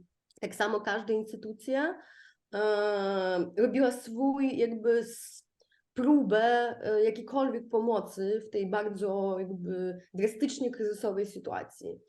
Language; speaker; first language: Polish; non-native, fluent; Ukrainian